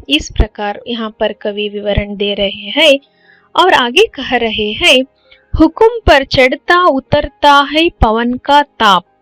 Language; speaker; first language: Hindi; non-native, local second language; Kannada